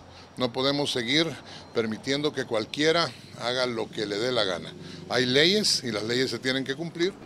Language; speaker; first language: Spanish; native; Spanish